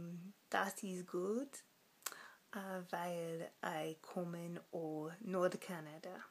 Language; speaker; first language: German; non-native, learner; English